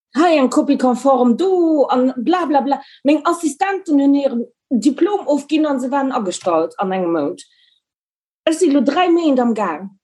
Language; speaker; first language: Luxembourgish; early bilingual, other home language; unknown